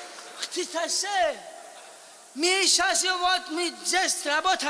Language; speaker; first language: Russian; non-native, learner; Tajik